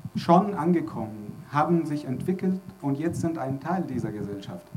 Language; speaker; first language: German; non-native, fluent; Arabic